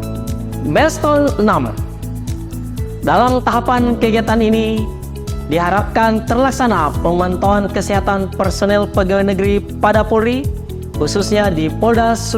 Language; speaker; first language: Indonesian; native; Indonesian